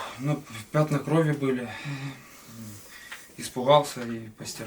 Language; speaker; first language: Russian; native; Russian